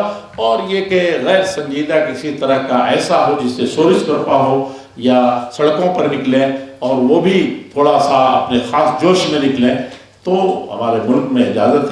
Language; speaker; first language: Urdu; native; Urdu